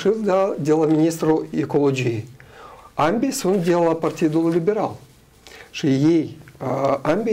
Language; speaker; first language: Romanian; non-native, local second language; Russian